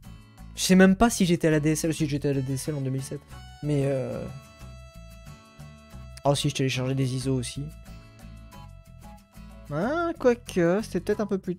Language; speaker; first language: French; native; French